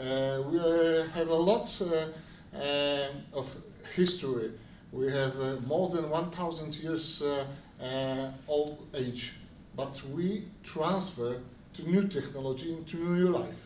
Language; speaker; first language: English; non-native, learner; Polish